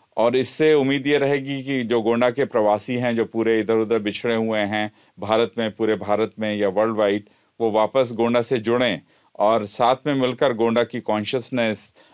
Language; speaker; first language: Hindi; native; Hindi